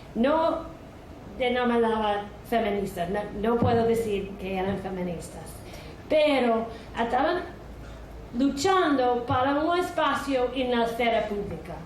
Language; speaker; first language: Spanish; non-native, fluent; English